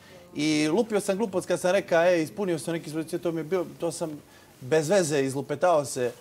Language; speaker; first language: Serbian; native; Serbian